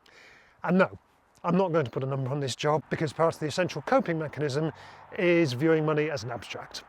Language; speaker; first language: English; native; English